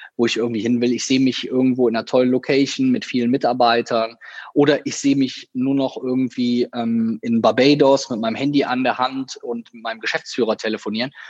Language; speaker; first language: German; native; German